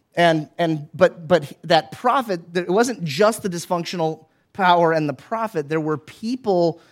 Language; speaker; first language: English; native; English